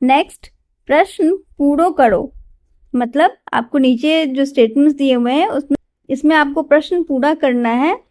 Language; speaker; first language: Hindi; non-native, local second language; Gujarati